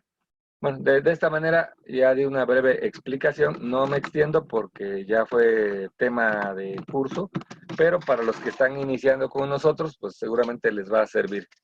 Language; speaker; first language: Spanish; native; Spanish